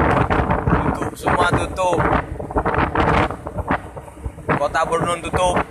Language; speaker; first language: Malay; non-native, local second language; Achinese